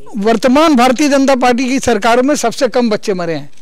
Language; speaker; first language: Hindi; native; Hindi